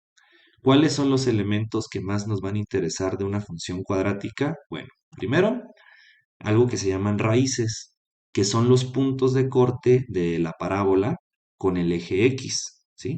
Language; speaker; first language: Spanish; native; Spanish